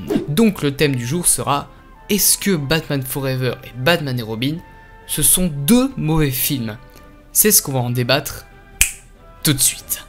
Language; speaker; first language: French; native; French